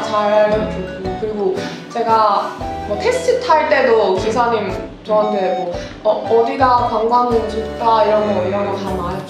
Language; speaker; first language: Korean; non-native, learner; Cantonese